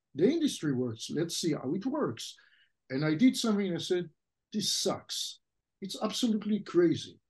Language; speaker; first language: English; non-native, fluent; French